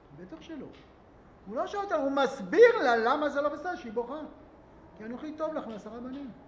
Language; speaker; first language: Hebrew; native; Hebrew